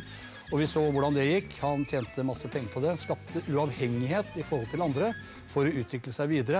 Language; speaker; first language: Norwegian; native; Norwegian